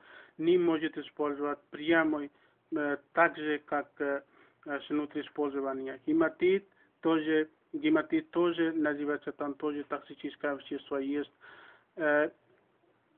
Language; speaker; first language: Russian; non-native, learner; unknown